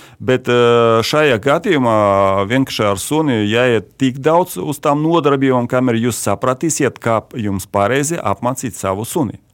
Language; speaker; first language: Latvian; non-native, local second language; Russian